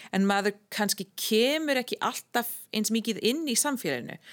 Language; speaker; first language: Icelandic; non-native, fluent; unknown